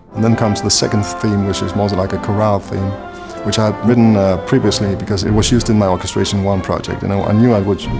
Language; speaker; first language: English; non-native, fluent; Danish